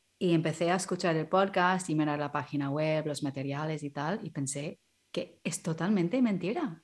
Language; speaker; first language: Spanish; non-native, fluent; English